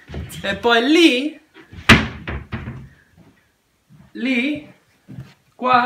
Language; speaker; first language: Italian; early bilingual, heritage; Italian